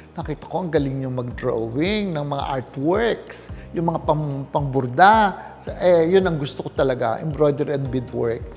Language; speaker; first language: Filipino; native; Filipino